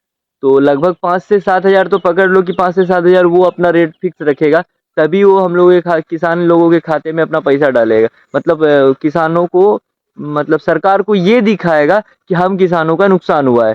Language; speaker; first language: Hindi; native; Hindi